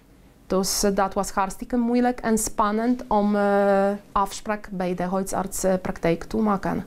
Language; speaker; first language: Dutch; non-native, learner; Polish